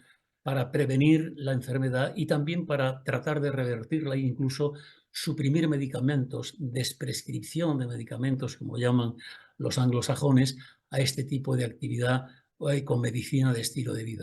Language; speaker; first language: Spanish; native; Spanish